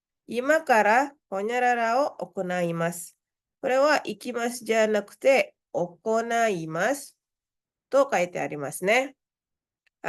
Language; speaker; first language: Japanese; non-native, fluent; Indonesian